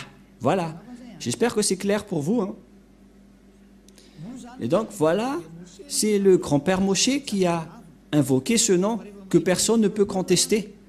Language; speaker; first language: French; non-native, local second language; Malagasy